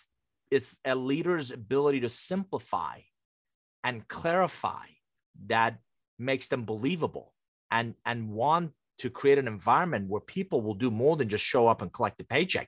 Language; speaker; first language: English; early bilingual, other home language; Persian